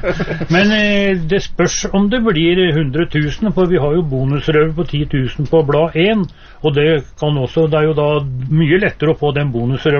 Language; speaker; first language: Norwegian; native; Norwegian